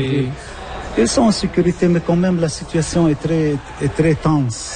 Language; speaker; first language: French; non-native, local second language; Arabic